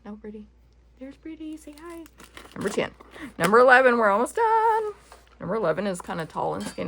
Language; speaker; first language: English; native; English